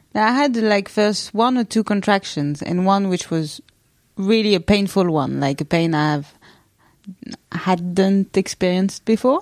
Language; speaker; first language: English; non-native, fluent; French